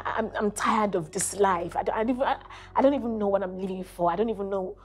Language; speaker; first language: English; non-native, local second language; Igbo